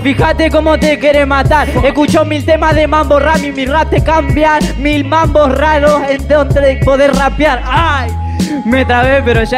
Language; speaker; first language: Spanish; native; Spanish